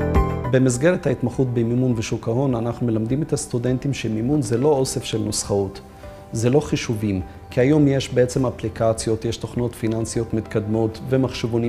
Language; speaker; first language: Hebrew; native; Hebrew